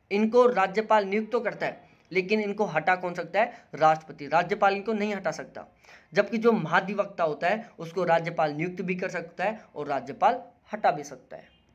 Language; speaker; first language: Hindi; native; Hindi